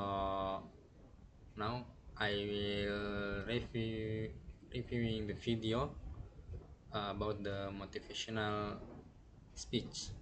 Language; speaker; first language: English; non-native, learner; Indonesian